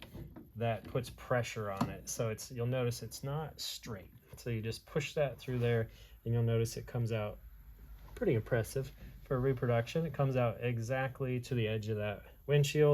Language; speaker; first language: English; native; English